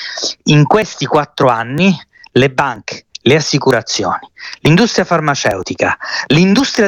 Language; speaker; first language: Italian; native; Italian